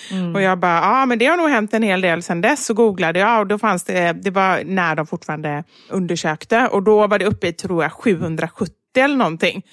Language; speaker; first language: Swedish; native; Swedish